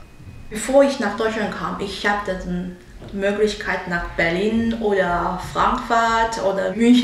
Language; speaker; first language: German; non-native, learner; Chinese